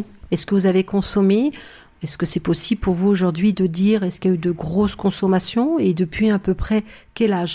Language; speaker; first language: French; native; French